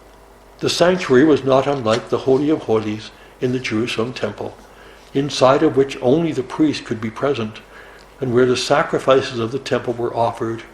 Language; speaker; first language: English; native; English